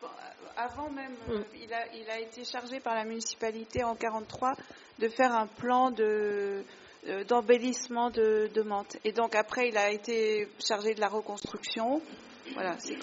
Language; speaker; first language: French; native; French